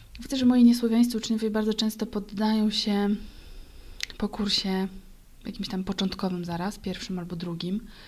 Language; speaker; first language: Polish; native; Polish